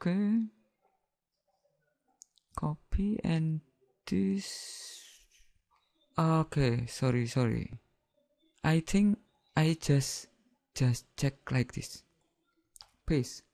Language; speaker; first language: English; non-native, learner; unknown